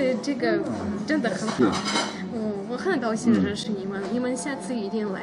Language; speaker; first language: Chinese; non-native, learner; Russian